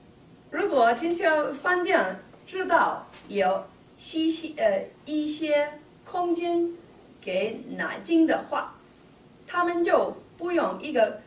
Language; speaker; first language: Chinese; non-native, learner; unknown